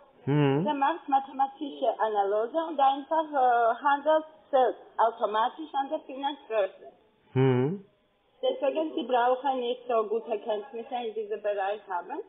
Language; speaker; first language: German; non-native, fluent; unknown